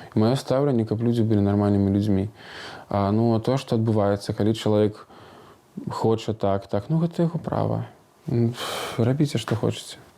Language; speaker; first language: Belarusian; non-native, local second language; Russian